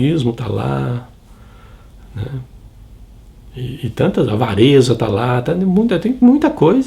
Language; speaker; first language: Portuguese; native; Portuguese